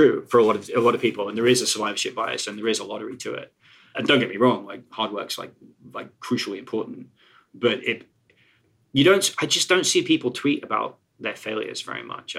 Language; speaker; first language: English; native; English